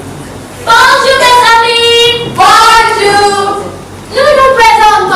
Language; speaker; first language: French; non-native, learner; Yoruba